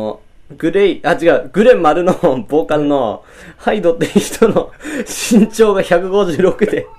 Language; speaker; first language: Japanese; native; Japanese